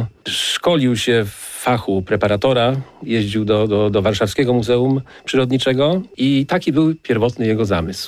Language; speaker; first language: Polish; native; Polish